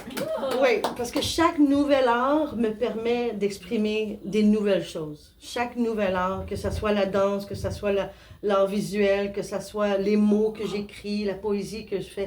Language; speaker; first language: French; non-native, fluent; Spanish